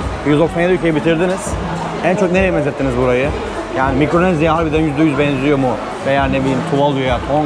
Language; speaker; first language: Turkish; native; Turkish